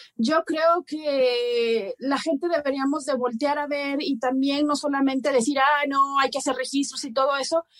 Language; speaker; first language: Spanish; native; Spanish